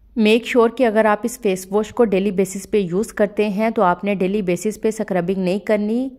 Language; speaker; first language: Urdu; native; Urdu